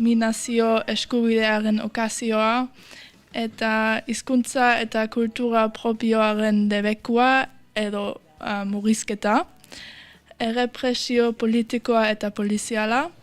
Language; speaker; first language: Basque; early bilingual, heritage; Basque